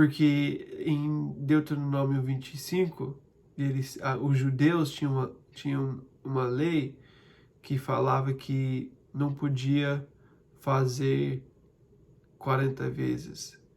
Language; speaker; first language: Portuguese; non-native, fluent; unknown